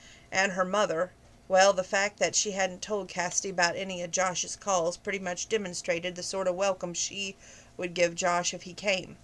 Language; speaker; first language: English; native; English